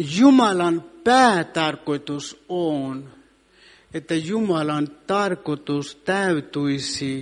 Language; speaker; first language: Finnish; non-native, fluent; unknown